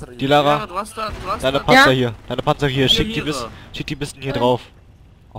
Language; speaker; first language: German; native; German